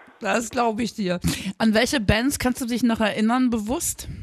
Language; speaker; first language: German; native; German